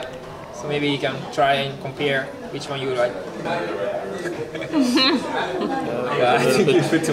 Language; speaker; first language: English; non-native, learner; Japanese